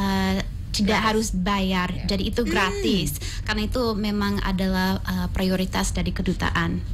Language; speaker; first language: Indonesian; non-native, fluent; English